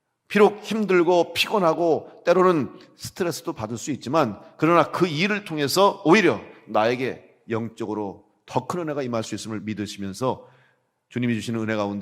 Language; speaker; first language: Korean; native; Korean